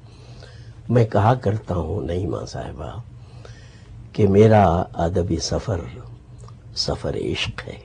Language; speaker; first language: Urdu; native; Urdu